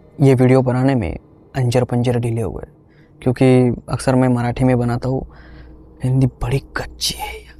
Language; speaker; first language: Hindi; non-native, local second language; Marathi